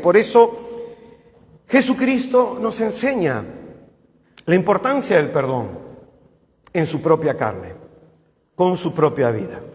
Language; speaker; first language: Spanish; native; Spanish